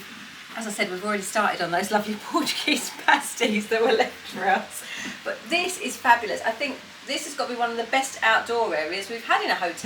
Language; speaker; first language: English; native; English